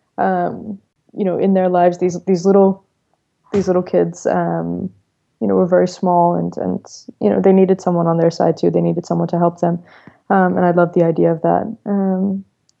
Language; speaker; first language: English; native; English